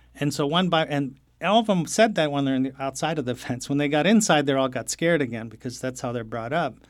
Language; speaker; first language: English; non-native, fluent; Arabic